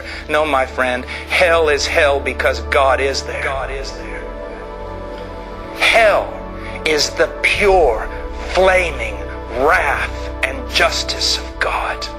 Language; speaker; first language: English; native; English